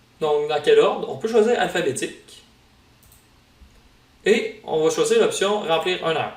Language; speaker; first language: French; native; French